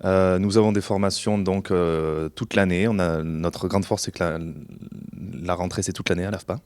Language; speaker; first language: French; native; French